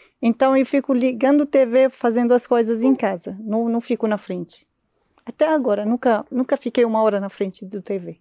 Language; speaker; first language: Portuguese; non-native, learner; Arabic